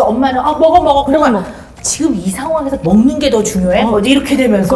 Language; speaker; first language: Korean; native; Korean